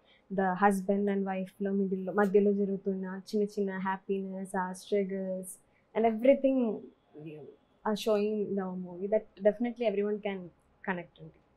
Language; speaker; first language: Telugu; non-native, learner; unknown